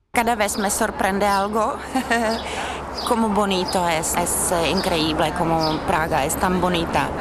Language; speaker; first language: Spanish; non-native, fluent; Czech